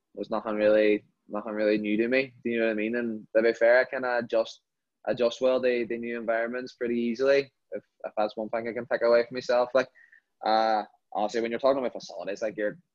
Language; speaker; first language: English; native; English